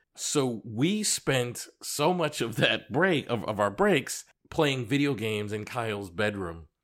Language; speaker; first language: English; native; English